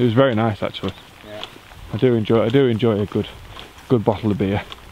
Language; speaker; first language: English; native; English